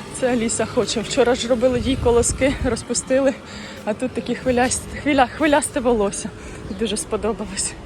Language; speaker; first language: Ukrainian; native; Ukrainian